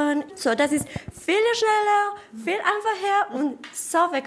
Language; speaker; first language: German; non-native, learner; Spanish